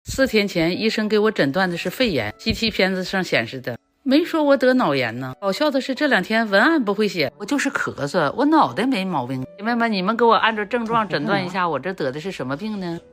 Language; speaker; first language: Chinese; native; Chinese